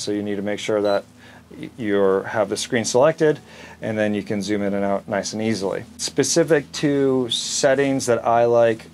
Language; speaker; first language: English; native; English